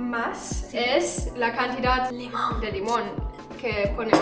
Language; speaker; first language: Spanish; non-native, fluent; German